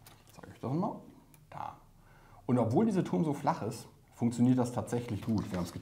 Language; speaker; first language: German; native; German